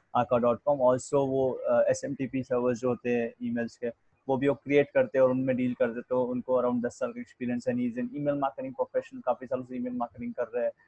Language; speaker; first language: Hindi; native; Hindi